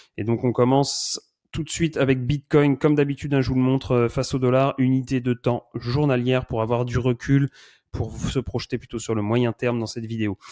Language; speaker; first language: French; native; French